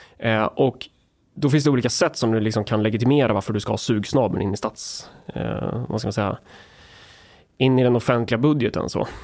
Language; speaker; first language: Swedish; native; Swedish